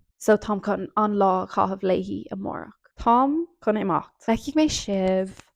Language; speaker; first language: Irish; non-native, local second language; English